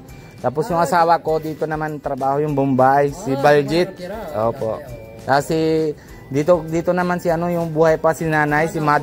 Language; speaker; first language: Filipino; non-native, fluent; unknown